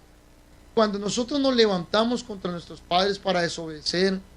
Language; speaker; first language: Spanish; native; Spanish